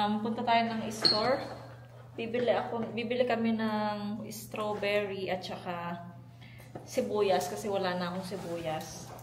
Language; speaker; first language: Filipino; native; Filipino